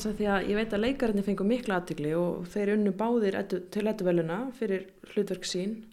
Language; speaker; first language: Icelandic; native; Icelandic